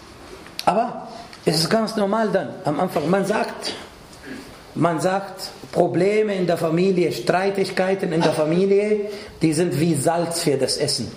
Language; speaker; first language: German; non-native, fluent; Arabic